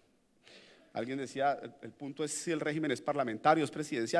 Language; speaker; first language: Spanish; native; Spanish